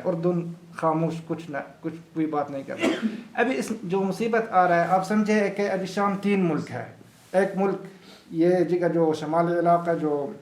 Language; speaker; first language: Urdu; non-native, learner; Arabic